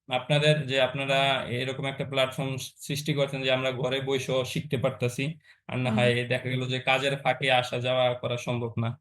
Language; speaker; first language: Bangla; native; Bangla